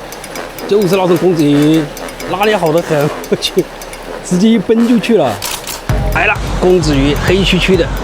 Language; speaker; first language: Chinese; native; Chinese